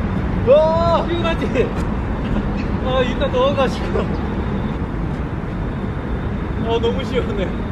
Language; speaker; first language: Korean; non-native, fluent; Japanese